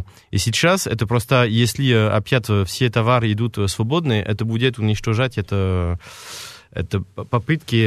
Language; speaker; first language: Russian; non-native, fluent; French